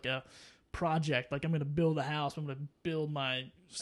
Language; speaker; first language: English; native; English